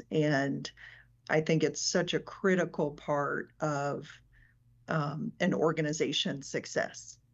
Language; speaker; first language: English; native; English